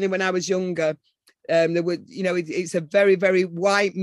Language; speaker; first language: English; native; English